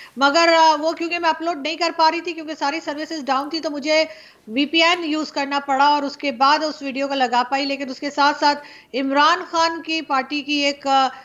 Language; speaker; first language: Urdu; native; Urdu